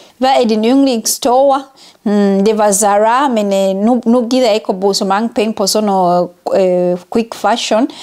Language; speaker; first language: Danish; non-native, fluent; Ganda